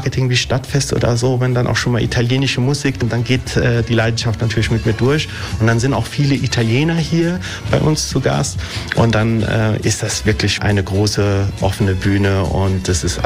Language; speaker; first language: German; early bilingual, other home language; Italian